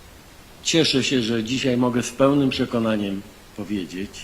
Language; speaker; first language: Polish; native; Polish